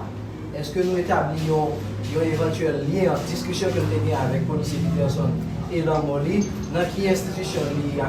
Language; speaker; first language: Haitian Creole; native; Haitian Creole